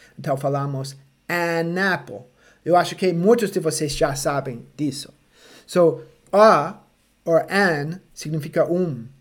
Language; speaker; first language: Portuguese; non-native, fluent; English